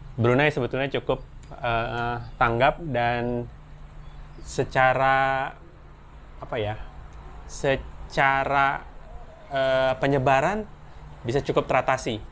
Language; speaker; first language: Indonesian; native; Indonesian